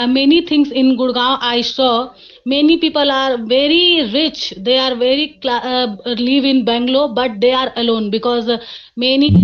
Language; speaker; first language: English; non-native, learner; Hindi